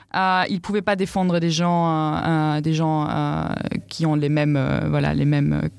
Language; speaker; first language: French; non-native, fluent; German